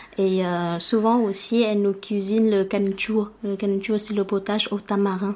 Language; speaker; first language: French; non-native, fluent; Vietnamese